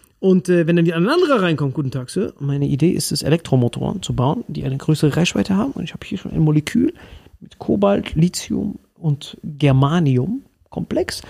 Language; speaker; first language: German; non-native, fluent; Spanish